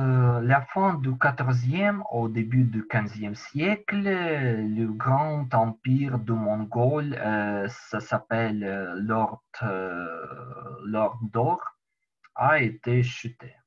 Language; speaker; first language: French; non-native, learner; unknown